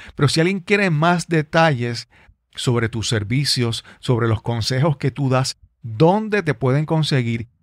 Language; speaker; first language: Spanish; native; Spanish